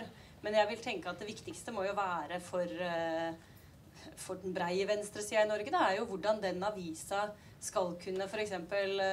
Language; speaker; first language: Norwegian; native; Norwegian